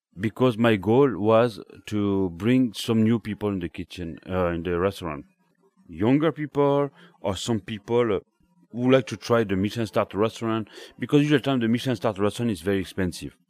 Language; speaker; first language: English; non-native, learner; French